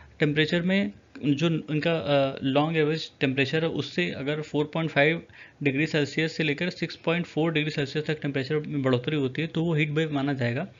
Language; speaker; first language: Hindi; native; Hindi